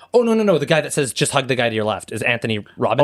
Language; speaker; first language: English; native; English